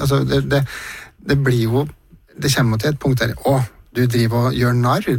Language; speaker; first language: Norwegian; native; Norwegian